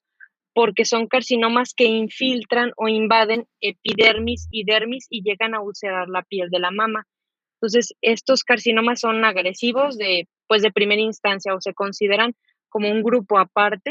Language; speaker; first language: Spanish; native; Spanish